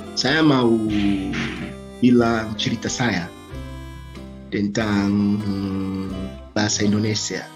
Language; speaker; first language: Indonesian; non-native, learner; Swahili